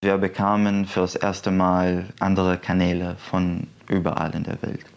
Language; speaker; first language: German; non-native, fluent; Arabic